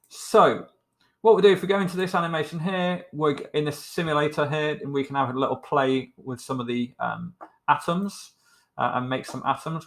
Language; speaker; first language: English; native; English